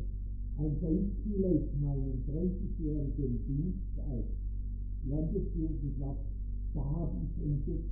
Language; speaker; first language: German; native; German